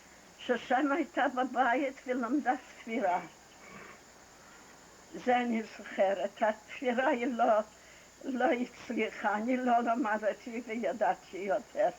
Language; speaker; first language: Hebrew; non-native, fluent; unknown